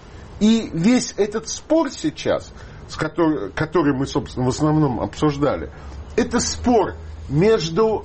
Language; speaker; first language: Russian; native; Russian